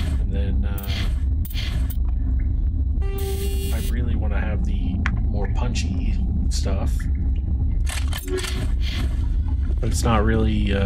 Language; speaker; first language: English; native; English